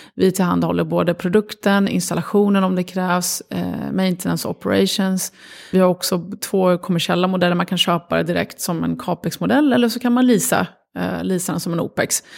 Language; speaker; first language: Swedish; early bilingual, other home language; Arabic